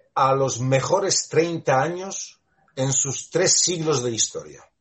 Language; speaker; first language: Spanish; non-native, fluent; Polish